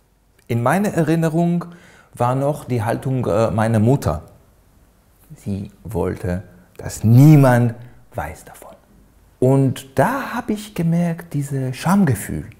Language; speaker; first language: German; non-native, fluent; Hebrew